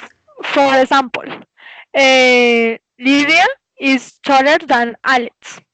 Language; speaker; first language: English; non-native, learner; Spanish